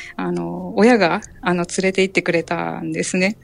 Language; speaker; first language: Japanese; native; Japanese